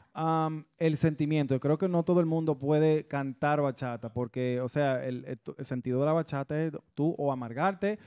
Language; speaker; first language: Spanish; early bilingual, heritage; Spanish